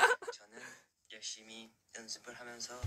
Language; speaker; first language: Korean; early bilingual, heritage; English